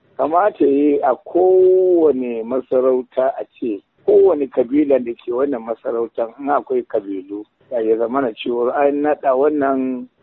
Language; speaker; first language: Hausa; non-native, local second language; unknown